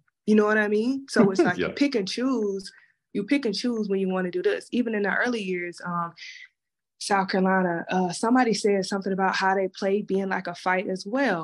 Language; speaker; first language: English; native; English